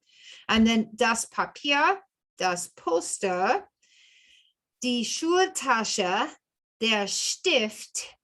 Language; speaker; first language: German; non-native, fluent; English